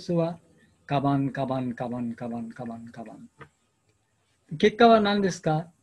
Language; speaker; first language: Japanese; non-native, learner; Bangla